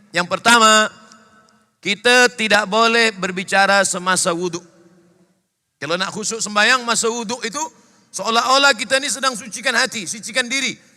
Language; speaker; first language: Malay; native; Malay